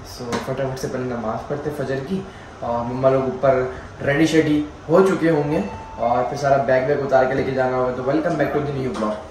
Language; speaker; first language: Urdu; native; Urdu